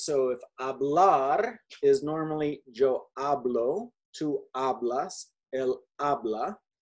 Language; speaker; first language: Spanish; non-native, fluent; English